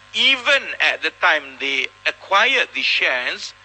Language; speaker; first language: English; non-native, local second language; Malay